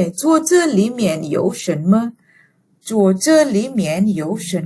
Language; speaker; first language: Chinese; non-native, fluent; Indonesian